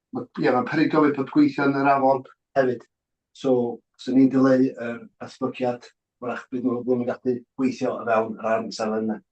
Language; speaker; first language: Welsh; native; Welsh